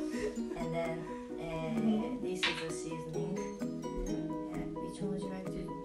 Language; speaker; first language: English; non-native, learner; Japanese